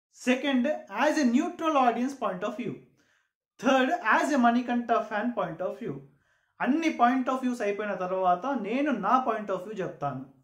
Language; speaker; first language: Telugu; non-native, local second language; Urdu